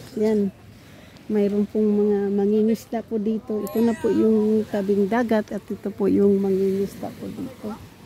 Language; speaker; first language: Filipino; non-native, local second language; Cebuano